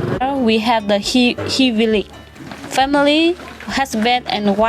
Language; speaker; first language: English; non-native, learner; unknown